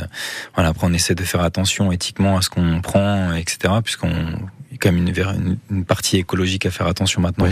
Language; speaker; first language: French; native; French